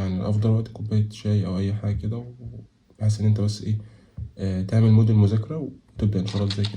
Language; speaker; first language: Arabic; native; Arabic